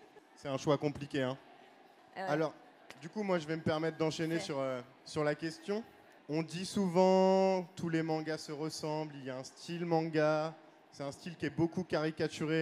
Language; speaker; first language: French; native; French